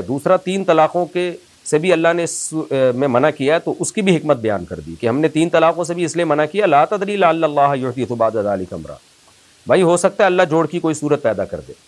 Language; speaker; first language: Urdu; native; Urdu